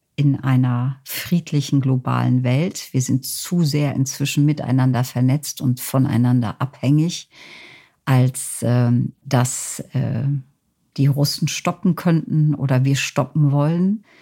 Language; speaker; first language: German; native; German